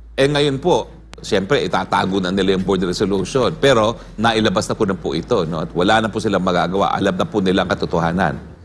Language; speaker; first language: Filipino; native; Filipino